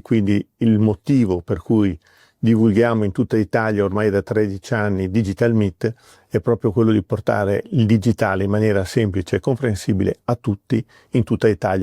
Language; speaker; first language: Italian; native; Italian